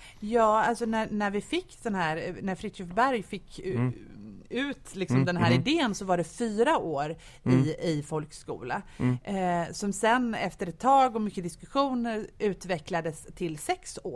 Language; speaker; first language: Swedish; native; Swedish